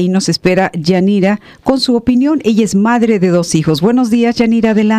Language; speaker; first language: Spanish; native; Spanish